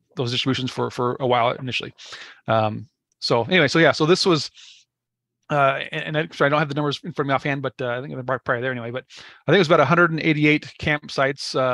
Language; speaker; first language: English; native; English